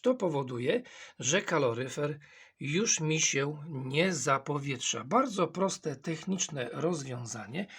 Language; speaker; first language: Polish; native; Polish